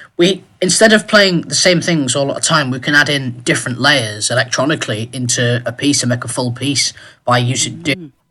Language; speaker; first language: English; native; English